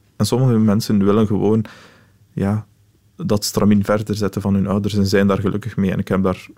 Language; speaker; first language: Dutch; early bilingual, other home language; Arabic